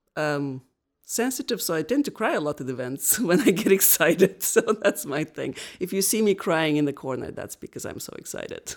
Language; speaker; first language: English; non-native, fluent; Bulgarian